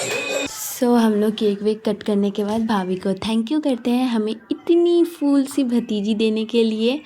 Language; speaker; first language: Hindi; native; Hindi